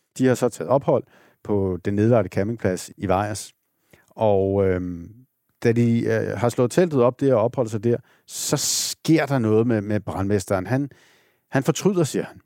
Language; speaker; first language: Danish; native; Danish